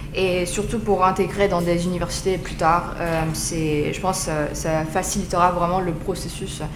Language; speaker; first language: French; early bilingual, other home language; Korean